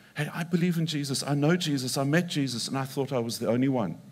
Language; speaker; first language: English; native; English